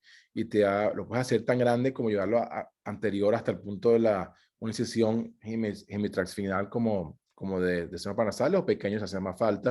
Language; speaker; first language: Spanish; native; Spanish